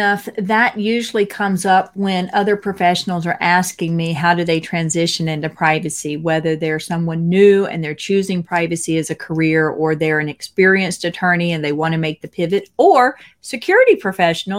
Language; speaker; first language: English; native; English